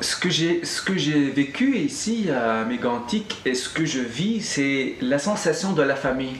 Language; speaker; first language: French; non-native, local second language; Arabic